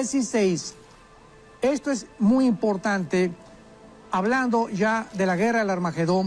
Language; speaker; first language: Spanish; native; Spanish